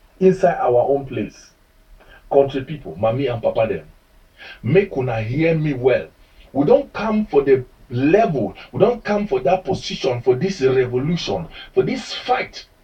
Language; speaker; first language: Nigerian Pidgin; native; Nigerian Pidgin